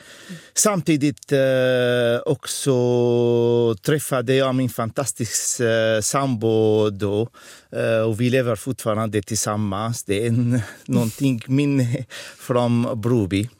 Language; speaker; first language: Swedish; non-native, fluent; Arabic